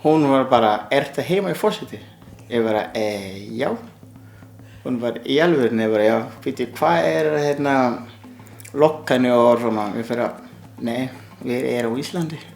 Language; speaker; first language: Icelandic; non-native, learner; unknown